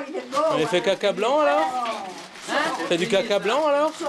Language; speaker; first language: French; native; French